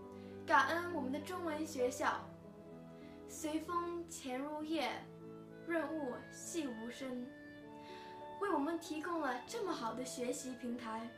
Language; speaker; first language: Chinese; early bilingual, heritage; Chinese